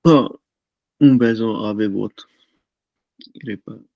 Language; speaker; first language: French; non-native, learner; Punjabi